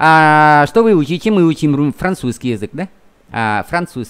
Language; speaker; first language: Russian; non-native, fluent; Vietnamese